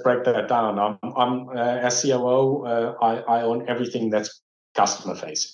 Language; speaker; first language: English; non-native, fluent; German